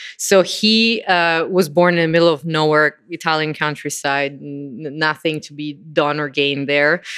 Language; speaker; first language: English; non-native, fluent; Italian